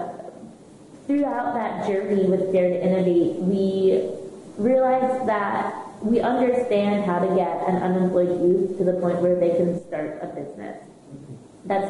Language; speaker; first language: English; native; English